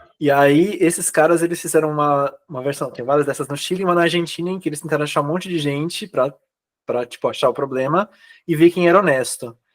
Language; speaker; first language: Portuguese; native; Portuguese